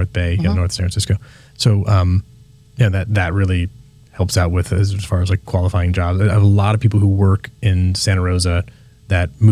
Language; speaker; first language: English; native; English